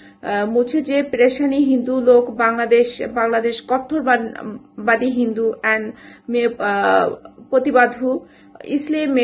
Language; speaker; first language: Hindi; non-native, learner; Bangla